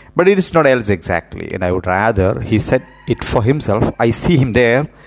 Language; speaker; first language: English; non-native, local second language; Malayalam